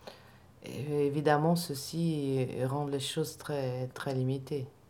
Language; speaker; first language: French; non-native, fluent; Italian